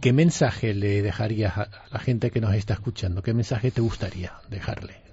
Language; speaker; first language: Spanish; native; Spanish